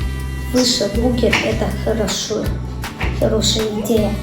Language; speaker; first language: Russian; non-native, local second language; Kazakh